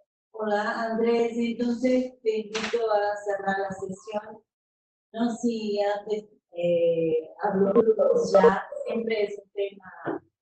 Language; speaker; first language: Spanish; non-native, fluent; Portuguese